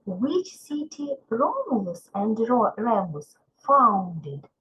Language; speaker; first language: English; non-native, fluent; Ukrainian